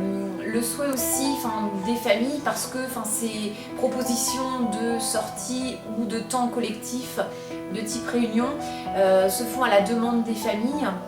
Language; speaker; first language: French; native; French